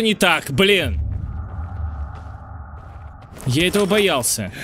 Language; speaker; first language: Russian; native; Russian